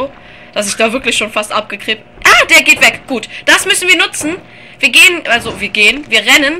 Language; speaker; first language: German; native; German